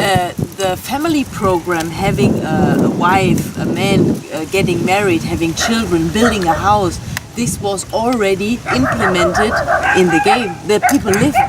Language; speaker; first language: English; non-native, fluent; German